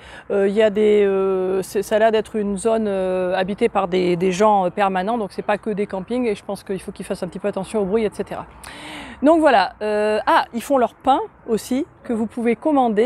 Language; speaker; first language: French; native; French